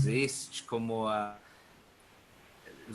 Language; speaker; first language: Portuguese; non-native, learner; English